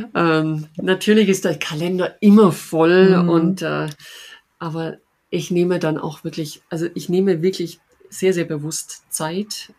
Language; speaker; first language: German; native; German